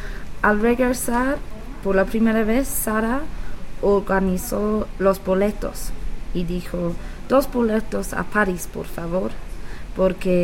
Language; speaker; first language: Spanish; non-native, learner; English